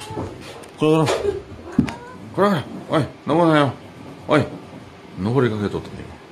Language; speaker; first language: Japanese; native; Japanese